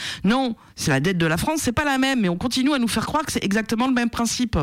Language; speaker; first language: French; native; French